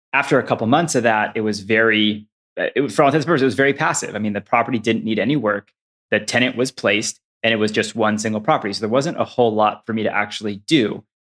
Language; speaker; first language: English; native; English